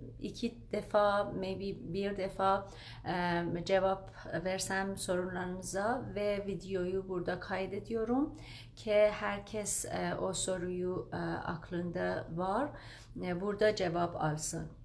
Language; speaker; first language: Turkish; non-native, learner; Persian